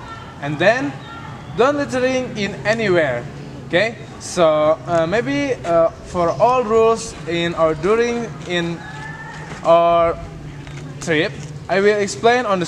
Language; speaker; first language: English; non-native, learner; Indonesian